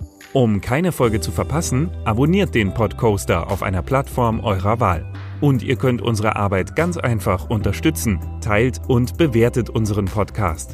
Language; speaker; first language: German; native; German